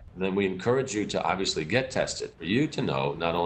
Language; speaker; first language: English; native; English